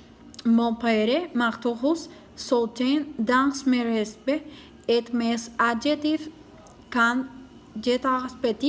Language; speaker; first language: French; non-native, learner; Spanish